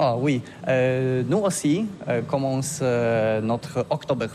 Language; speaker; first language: French; non-native, learner; Polish